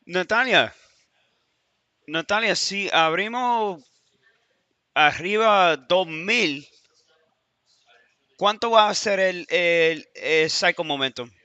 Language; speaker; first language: Spanish; non-native, learner; English